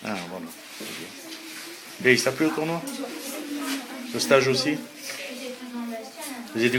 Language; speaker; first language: French; native; French